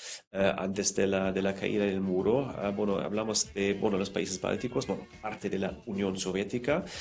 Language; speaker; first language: Spanish; non-native, fluent; German